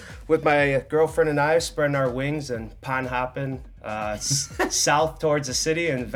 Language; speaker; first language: English; native; English